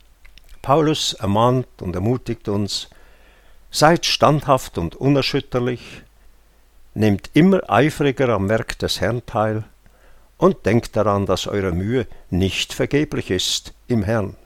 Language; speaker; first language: German; native; German